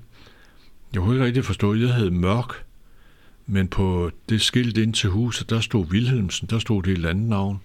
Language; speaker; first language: Danish; native; Danish